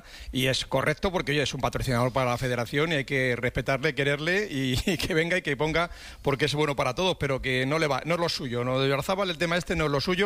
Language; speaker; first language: Spanish; native; Spanish